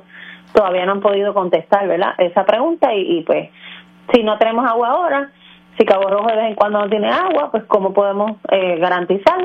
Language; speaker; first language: Spanish; native; Spanish